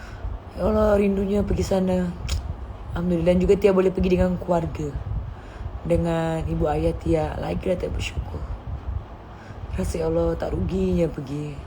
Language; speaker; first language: Malay; native; Malay